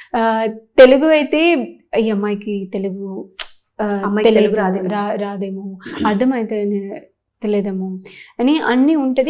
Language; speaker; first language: Telugu; non-native, learner; Tamil